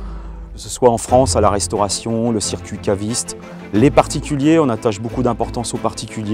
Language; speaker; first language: French; native; French